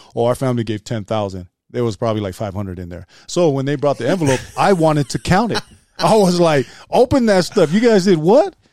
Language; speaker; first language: English; native; English